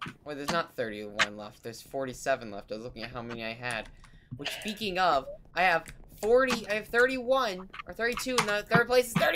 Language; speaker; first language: English; native; English